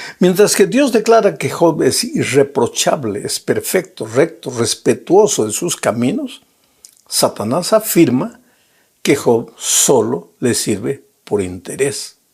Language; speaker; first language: Spanish; native; Spanish